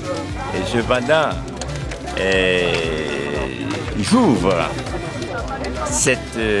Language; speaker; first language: French; non-native, local second language; Haitian Creole